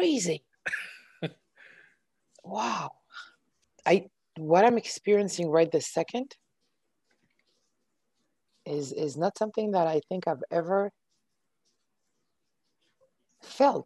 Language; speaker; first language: English; non-native, fluent; Hebrew